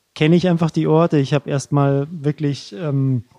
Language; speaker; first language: German; native; German